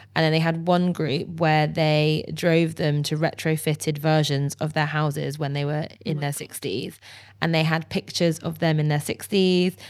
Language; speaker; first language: English; native; English